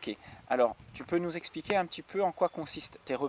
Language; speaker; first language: French; native; French